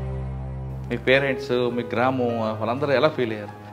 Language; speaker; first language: Telugu; native; Telugu